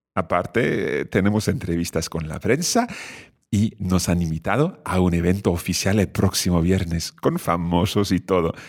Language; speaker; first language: Spanish; non-native, fluent; English